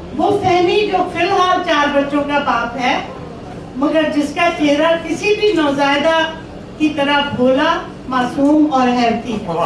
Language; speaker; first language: Urdu; non-native, local second language; Punjabi